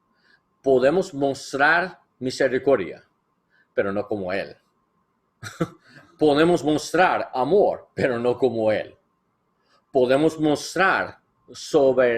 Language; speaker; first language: Spanish; non-native, learner; English